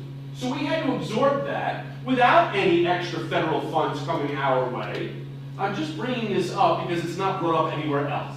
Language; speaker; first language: English; native; English